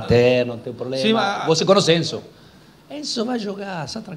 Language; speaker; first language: Portuguese; non-native, fluent; Spanish